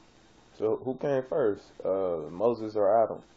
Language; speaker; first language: English; native; English